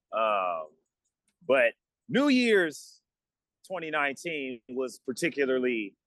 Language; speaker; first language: English; native; English